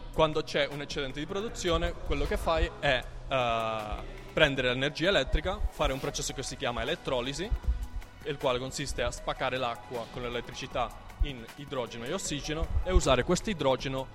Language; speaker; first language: Italian; non-native, fluent; Spanish